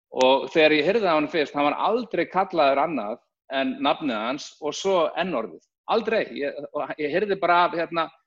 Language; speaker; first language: Icelandic; native; Icelandic